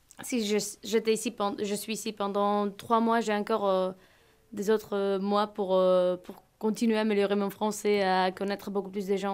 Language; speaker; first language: French; non-native, fluent; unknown